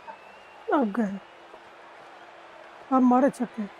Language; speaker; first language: Hindi; native; Hindi